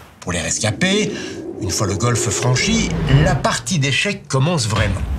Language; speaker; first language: French; native; French